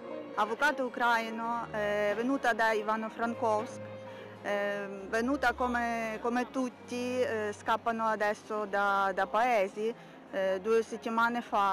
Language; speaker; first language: Italian; non-native, learner; Ukrainian